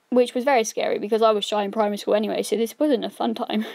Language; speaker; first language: English; native; English